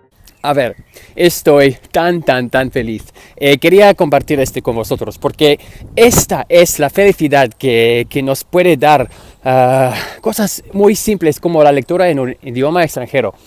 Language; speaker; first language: Spanish; non-native, fluent; English